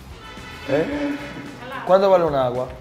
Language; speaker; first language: Spanish; native; Spanish